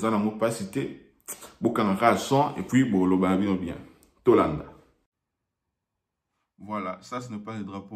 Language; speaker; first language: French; non-native, local second language; Lingala